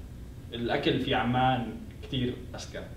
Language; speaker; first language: Arabic; native; Arabic